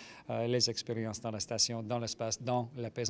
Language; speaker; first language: French; non-native, local second language; English